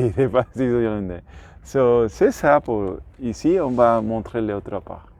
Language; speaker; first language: French; non-native, learner; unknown